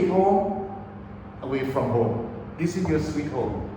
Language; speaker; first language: English; early bilingual, other home language; Thai